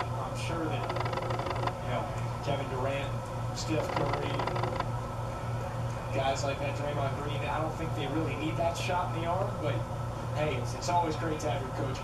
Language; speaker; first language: English; native; English